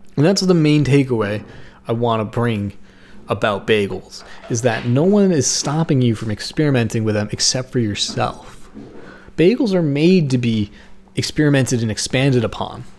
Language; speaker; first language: English; native; English